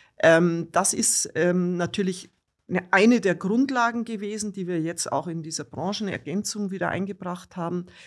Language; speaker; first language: German; native; German